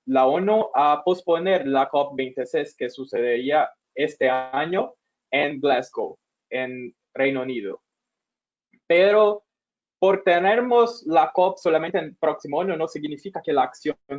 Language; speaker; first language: Spanish; non-native, fluent; Portuguese